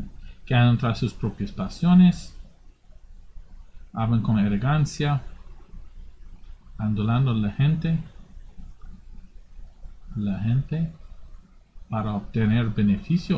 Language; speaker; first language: Spanish; non-native, fluent; English